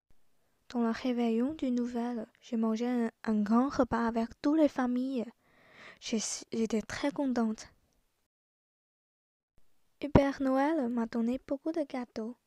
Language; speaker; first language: French; non-native, learner; Chinese